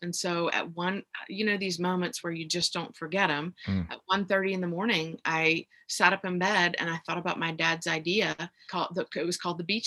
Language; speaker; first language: English; native; English